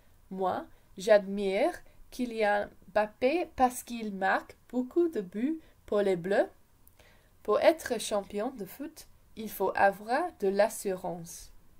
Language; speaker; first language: French; non-native, fluent; English